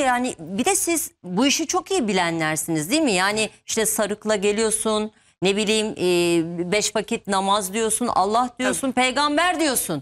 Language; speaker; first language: Turkish; native; Turkish